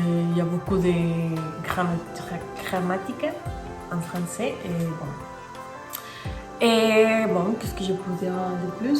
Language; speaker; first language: French; non-native, fluent; Spanish